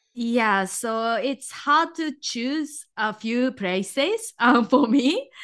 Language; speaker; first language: English; non-native, fluent; Japanese